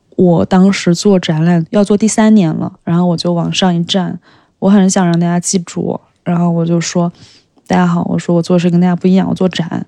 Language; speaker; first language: Chinese; native; Chinese